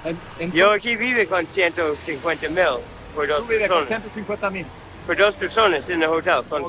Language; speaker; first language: Spanish; non-native, learner; English